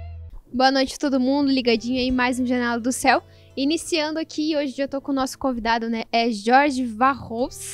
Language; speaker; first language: Portuguese; native; Portuguese